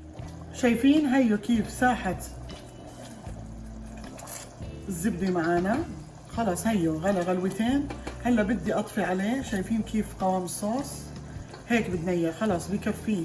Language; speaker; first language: Arabic; native; Arabic